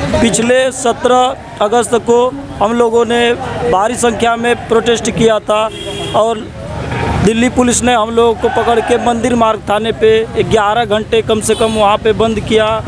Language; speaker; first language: Hindi; native; Hindi